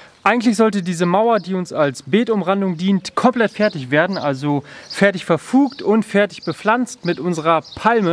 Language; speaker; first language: German; native; German